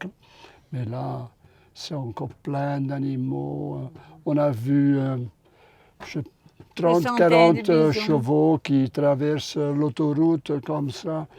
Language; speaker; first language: French; non-native, local second language; Dutch